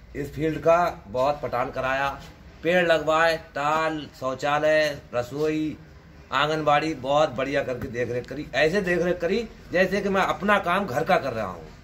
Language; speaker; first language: Hindi; native; Hindi